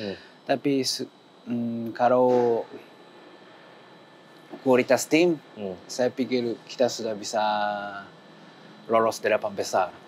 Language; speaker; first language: Indonesian; non-native, learner; Japanese